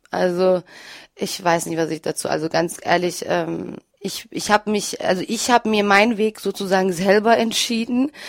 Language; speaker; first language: German; early bilingual, other home language; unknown